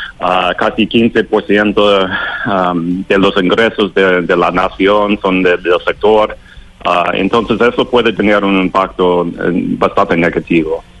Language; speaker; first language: Spanish; non-native, learner; English